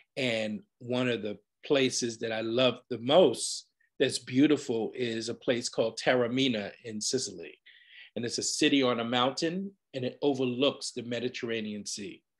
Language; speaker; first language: English; native; English